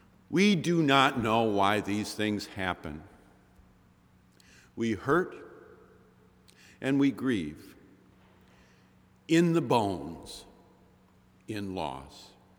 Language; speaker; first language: English; native; English